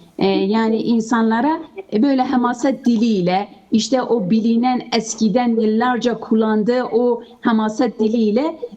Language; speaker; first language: Turkish; non-native, fluent; Kurdish